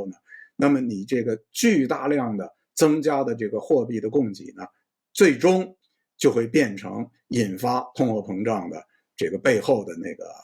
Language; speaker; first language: Chinese; native; Chinese